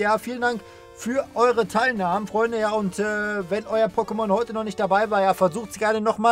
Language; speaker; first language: German; native; German